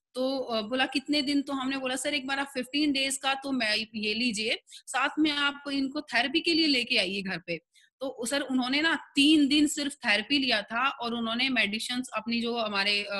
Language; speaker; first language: Hindi; native; Hindi